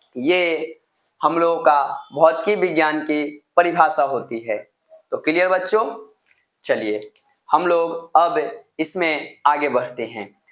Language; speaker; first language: Hindi; native; Hindi